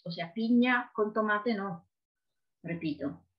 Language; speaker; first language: Spanish; non-native, fluent; Italian